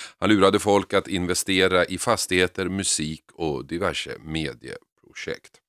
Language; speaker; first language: Swedish; native; Swedish